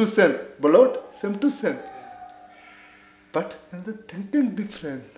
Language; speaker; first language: English; non-native, learner; Baluchi